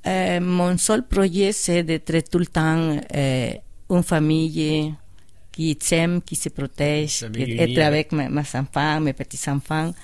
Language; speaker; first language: French; non-native, fluent; Spanish